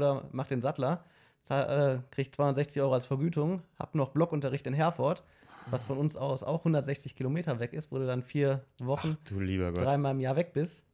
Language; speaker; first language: German; native; German